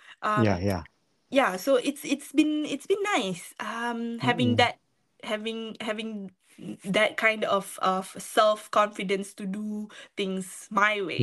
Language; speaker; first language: English; non-native, local second language; Malay